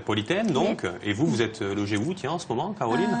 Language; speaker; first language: French; native; French